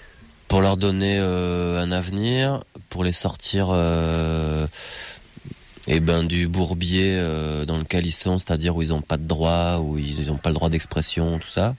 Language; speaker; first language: French; native; French